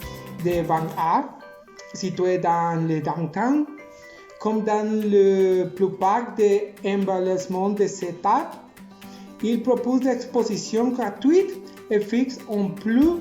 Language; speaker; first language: French; non-native, learner; Spanish